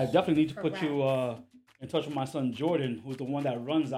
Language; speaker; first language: English; native; English